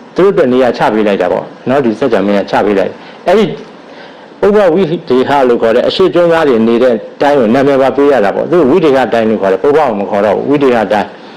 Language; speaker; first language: Burmese; native; Burmese